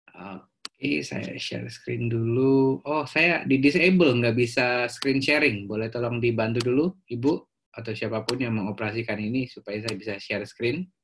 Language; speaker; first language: Indonesian; native; Indonesian